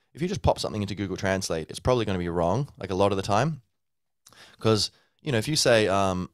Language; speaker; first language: English; native; English